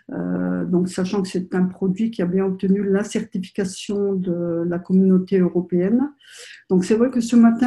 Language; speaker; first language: French; native; French